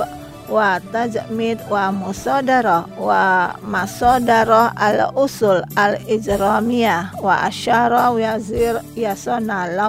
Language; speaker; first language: Arabic; non-native, learner; Indonesian